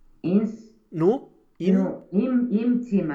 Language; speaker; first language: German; non-native, fluent; Romanian